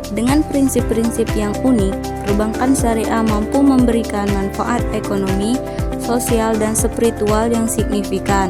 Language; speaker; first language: Indonesian; native; Indonesian